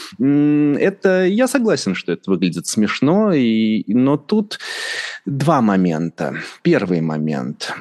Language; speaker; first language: Russian; native; Russian